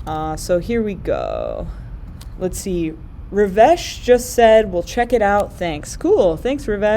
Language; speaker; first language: English; native; English